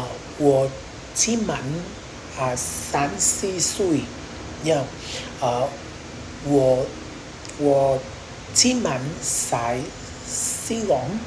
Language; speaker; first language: Chinese; non-native, learner; Vietnamese